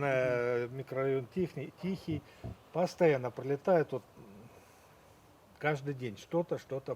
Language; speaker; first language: Russian; native; Russian